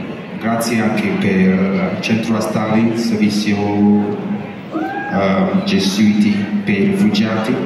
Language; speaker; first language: Italian; non-native, learner; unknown